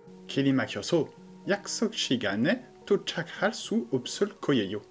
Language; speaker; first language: Korean; non-native, fluent; French